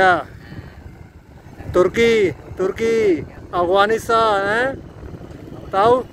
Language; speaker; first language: Indonesian; non-native, learner; Urdu